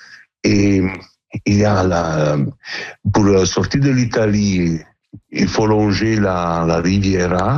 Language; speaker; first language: French; non-native, learner; Italian